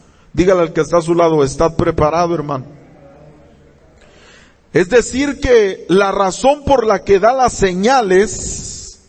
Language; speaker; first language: Spanish; native; Spanish